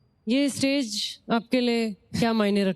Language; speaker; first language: Hindi; native; Hindi